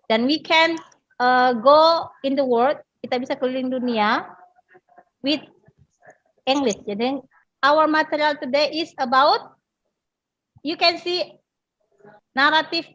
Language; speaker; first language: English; non-native, learner; Indonesian